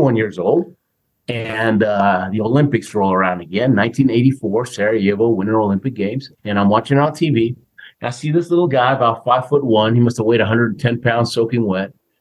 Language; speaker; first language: English; native; English